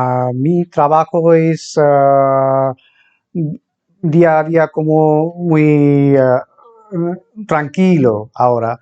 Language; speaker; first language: Spanish; non-native, fluent; Bangla